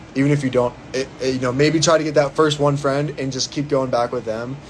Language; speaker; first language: English; native; English